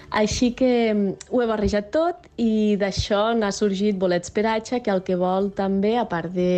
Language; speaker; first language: Catalan; native; Catalan